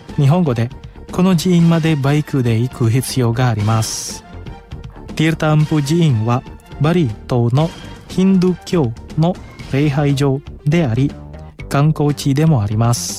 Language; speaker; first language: Japanese; non-native, fluent; Indonesian